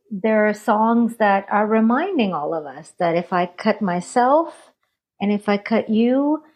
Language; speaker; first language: English; non-native, fluent; Hindi